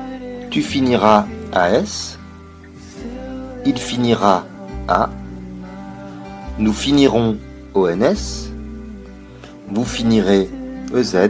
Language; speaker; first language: French; non-native, fluent; Kazakh